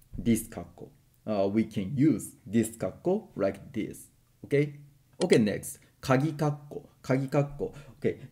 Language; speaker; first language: English; non-native, learner; Japanese